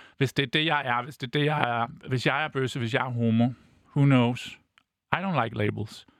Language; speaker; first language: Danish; native; Danish